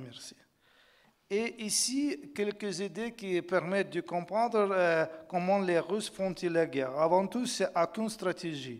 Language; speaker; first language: French; non-native, fluent; Ukrainian